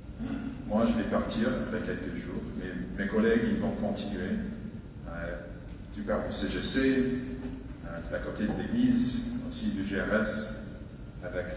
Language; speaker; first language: French; non-native, fluent; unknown